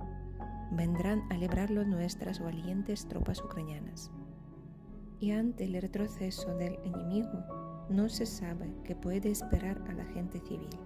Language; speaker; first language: Spanish; non-native, fluent; Ukrainian